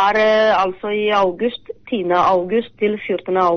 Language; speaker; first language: Norwegian; non-native, fluent; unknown